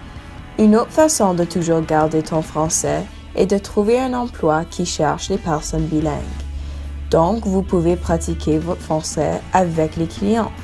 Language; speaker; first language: French; non-native, local second language; English